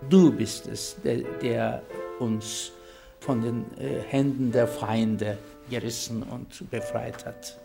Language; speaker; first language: German; non-native, fluent; Turkish